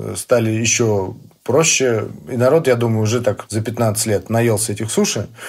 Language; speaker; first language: Russian; native; Russian